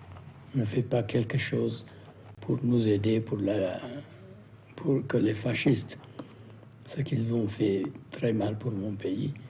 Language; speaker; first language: French; non-native, fluent; Amharic